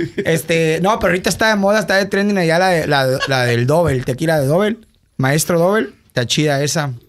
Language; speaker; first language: Spanish; early bilingual, heritage; Spanish